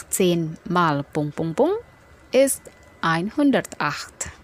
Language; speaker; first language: German; non-native, fluent; Indonesian